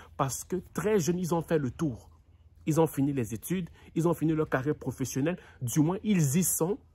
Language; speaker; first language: French; native; French